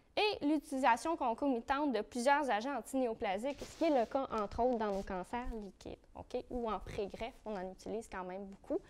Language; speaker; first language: French; native; French